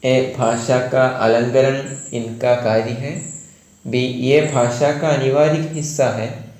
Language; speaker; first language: Hindi; non-native, local second language; Malayalam